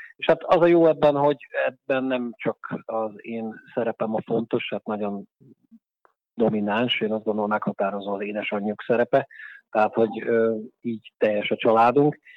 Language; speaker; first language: Hungarian; native; Hungarian